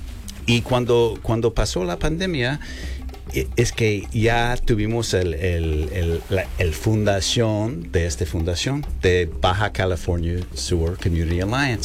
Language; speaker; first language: Spanish; non-native, learner; English